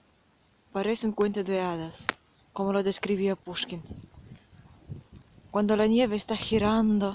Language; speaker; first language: Spanish; non-native, fluent; Russian